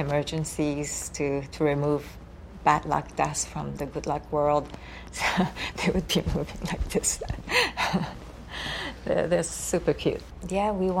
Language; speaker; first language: English; non-native, fluent; Japanese